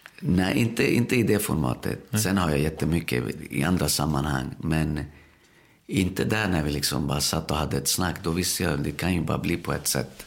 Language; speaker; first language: Swedish; early bilingual, other home language; Spanish